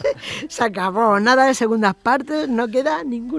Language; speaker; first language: Spanish; native; Spanish